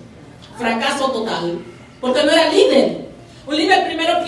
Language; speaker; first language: Spanish; native; Spanish